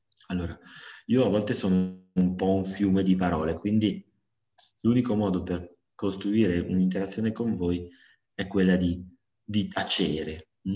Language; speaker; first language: Italian; native; Italian